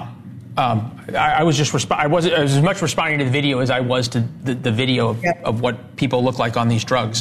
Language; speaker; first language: English; native; English